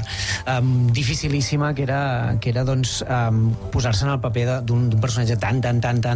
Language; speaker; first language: Catalan; native; Catalan